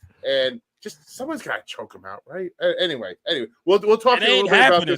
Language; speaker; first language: English; native; English